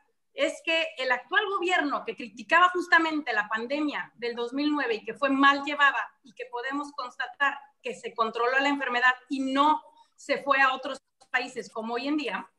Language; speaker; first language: Spanish; native; Spanish